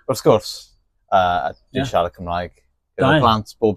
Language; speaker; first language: Welsh; non-native, local second language; English